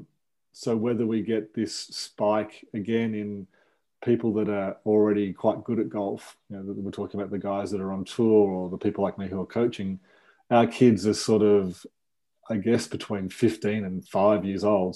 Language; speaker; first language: English; native; English